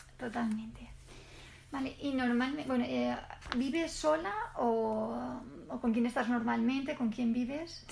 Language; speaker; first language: Spanish; native; Spanish